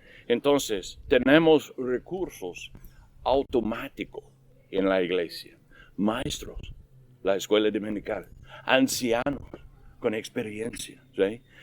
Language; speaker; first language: Spanish; non-native, learner; English